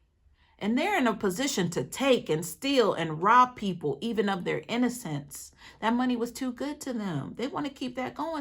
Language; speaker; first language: English; native; English